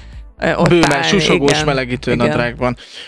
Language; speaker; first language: Hungarian; native; Hungarian